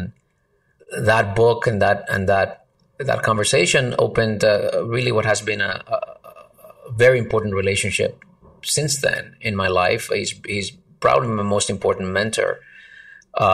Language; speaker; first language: English; early bilingual, other home language; Spanish